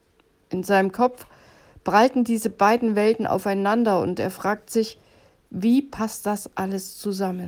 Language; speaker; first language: German; native; German